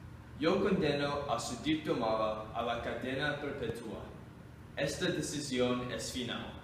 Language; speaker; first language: Spanish; non-native, learner; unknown